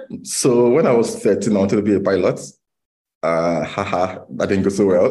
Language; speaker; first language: English; non-native, local second language; Igbo